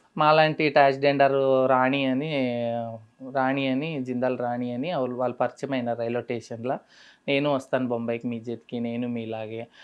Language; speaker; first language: Telugu; native; Telugu